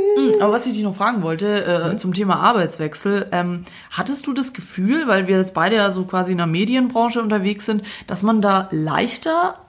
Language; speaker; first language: German; non-native, fluent; Croatian